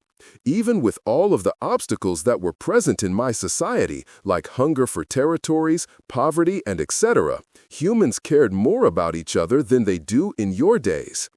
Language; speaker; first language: English; non-native, fluent; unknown